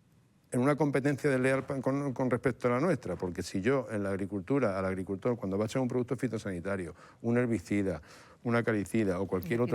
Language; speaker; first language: Spanish; native; Spanish